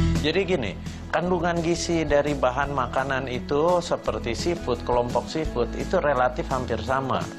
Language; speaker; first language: Indonesian; native; Indonesian